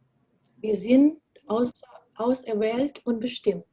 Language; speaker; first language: German; non-native, fluent; Indonesian